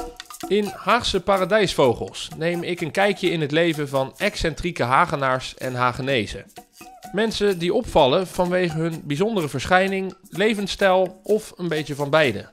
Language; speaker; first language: Dutch; native; Dutch